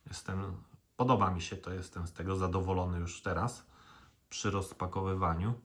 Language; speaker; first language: Polish; native; Polish